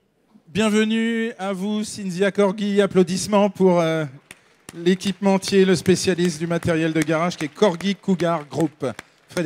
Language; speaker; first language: French; native; French